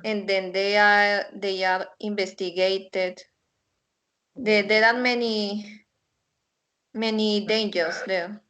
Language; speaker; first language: English; non-native, learner; Spanish